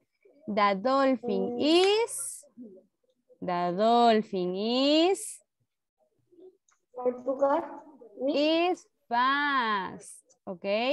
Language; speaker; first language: English; non-native, learner; Spanish